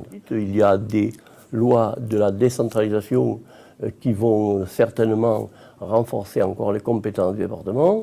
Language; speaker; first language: French; native; French